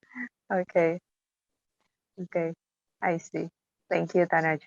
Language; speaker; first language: English; non-native, fluent; Thai